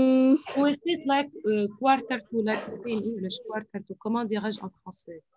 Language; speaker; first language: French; non-native, fluent; Arabic